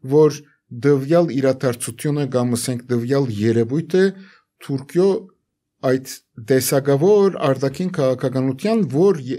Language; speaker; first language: Armenian; native; Armenian